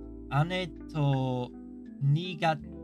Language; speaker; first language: Japanese; non-native, learner; English